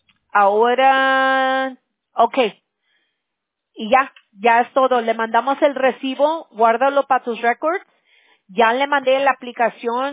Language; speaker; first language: Spanish; early bilingual, heritage; Spanish